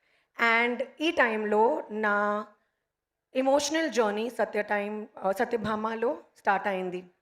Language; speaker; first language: Telugu; non-native, learner; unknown